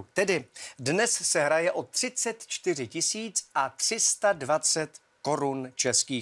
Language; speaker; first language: Czech; native; Czech